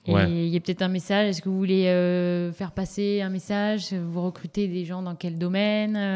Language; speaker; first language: French; native; French